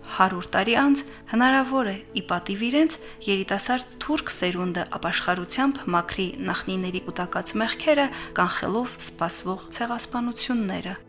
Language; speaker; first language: Armenian; native; Armenian